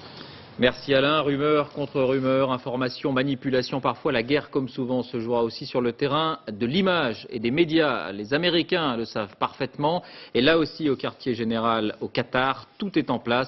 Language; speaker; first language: French; native; French